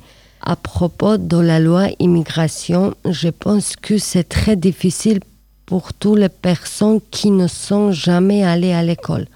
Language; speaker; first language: French; non-native, learner; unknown